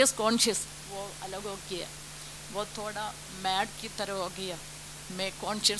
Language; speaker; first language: Hindi; non-native, local second language; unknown